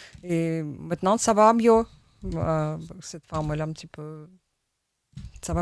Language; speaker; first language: French; non-native, learner; Russian